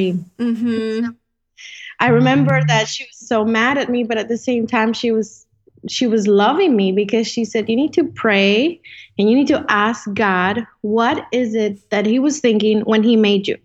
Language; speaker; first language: English; non-native, fluent; Spanish